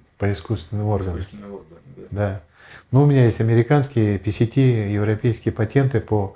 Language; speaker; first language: Russian; native; Russian